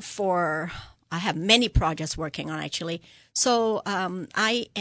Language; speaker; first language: English; non-native, local second language; Cantonese